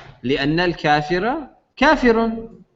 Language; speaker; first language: Arabic; non-native, fluent; English